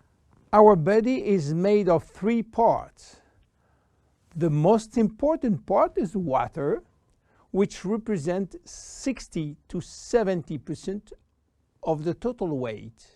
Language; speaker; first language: English; non-native, fluent; French